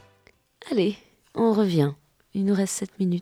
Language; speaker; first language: French; native; French